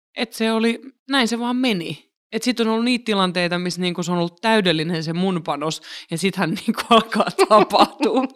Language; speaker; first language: Finnish; native; Finnish